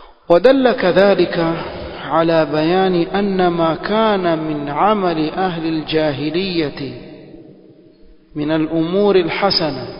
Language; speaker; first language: Arabic; non-native, fluent; Swahili